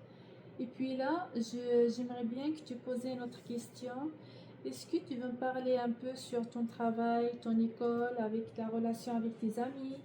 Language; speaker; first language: French; non-native, learner; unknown